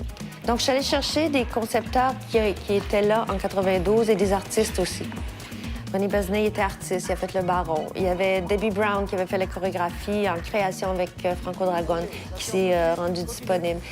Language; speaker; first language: French; native; French